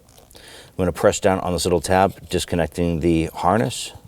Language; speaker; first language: English; native; English